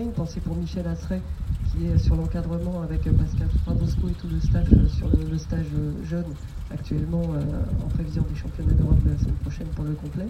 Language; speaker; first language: French; native; French